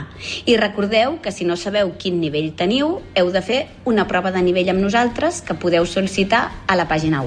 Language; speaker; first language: Catalan; native; Catalan